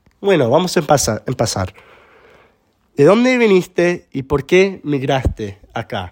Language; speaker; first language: Spanish; early bilingual, heritage; Spanish